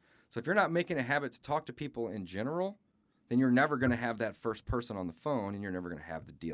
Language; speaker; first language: English; native; English